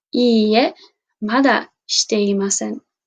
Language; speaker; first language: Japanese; non-native, fluent; English